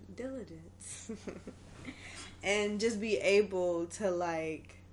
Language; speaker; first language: English; native; English